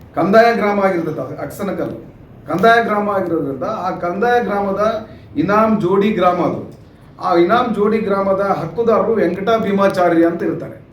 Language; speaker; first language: Kannada; non-native, local second language; Urdu